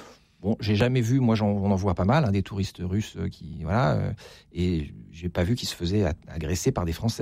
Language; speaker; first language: French; native; French